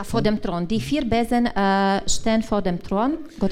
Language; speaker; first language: German; non-native, learner; Czech